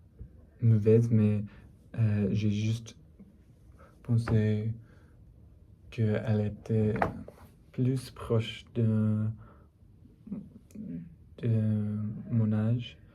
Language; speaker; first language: French; non-native, learner; English